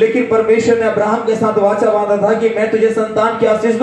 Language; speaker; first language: Hindi; native; Hindi